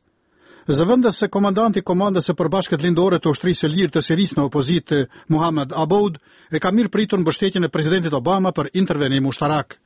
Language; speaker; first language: Albanian; native; Albanian